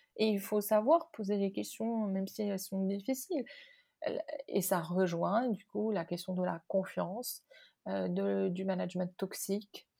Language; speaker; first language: French; non-native, local second language; Arabic